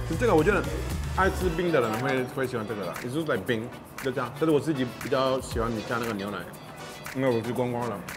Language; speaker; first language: Chinese; non-native, fluent; Russian